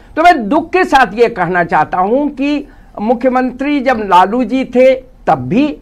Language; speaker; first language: Hindi; native; Hindi